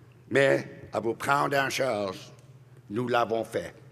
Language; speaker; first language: French; early bilingual, heritage; French